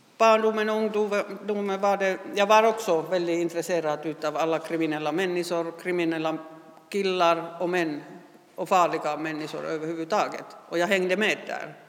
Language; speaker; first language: Swedish; non-native, fluent; Finnish